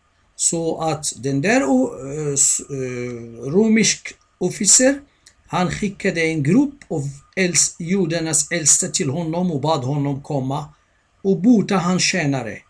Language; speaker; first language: Swedish; non-native, fluent; Arabic